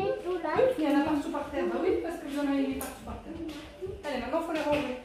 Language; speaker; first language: French; native; French